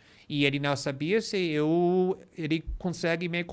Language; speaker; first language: Portuguese; non-native, fluent; English